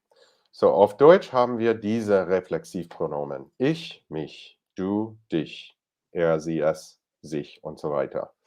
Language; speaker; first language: German; non-native, fluent; English